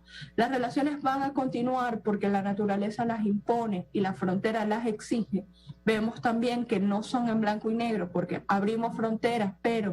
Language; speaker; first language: Spanish; native; Spanish